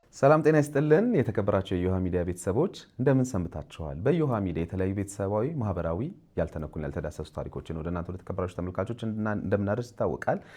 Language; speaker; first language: Amharic; native; Amharic